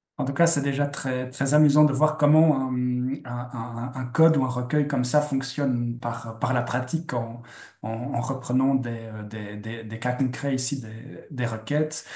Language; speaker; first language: French; native; French